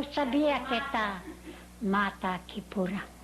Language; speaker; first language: Portuguese; non-native, learner; Polish